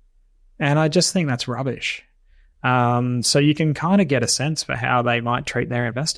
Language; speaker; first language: English; native; English